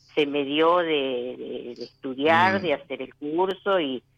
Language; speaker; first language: Spanish; native; Spanish